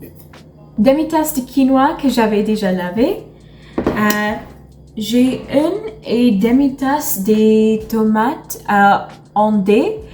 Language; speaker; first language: French; non-native, learner; English